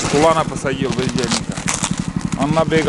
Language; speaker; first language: Russian; native; Russian